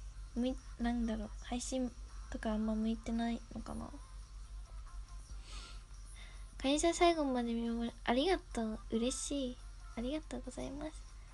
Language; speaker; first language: Japanese; native; Japanese